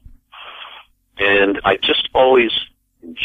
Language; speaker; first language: English; native; English